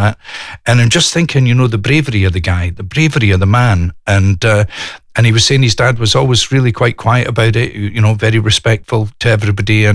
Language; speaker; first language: English; native; English